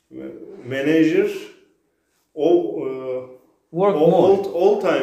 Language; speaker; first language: English; non-native, learner; Turkish